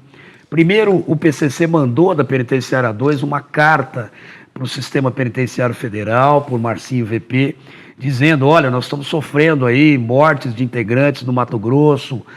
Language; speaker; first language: Portuguese; native; Portuguese